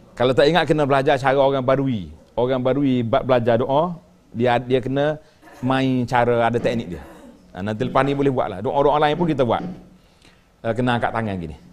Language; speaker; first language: Malay; native; Malay